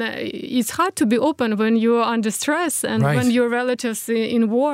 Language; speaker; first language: English; non-native, fluent; Ukrainian